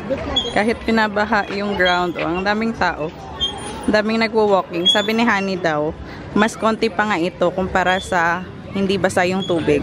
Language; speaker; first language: Filipino; non-native, local second language; Hiligaynon